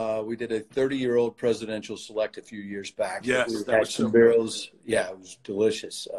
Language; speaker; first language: English; native; English